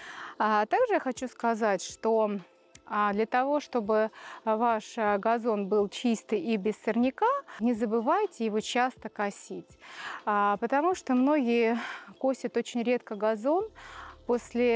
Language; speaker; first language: Russian; native; Russian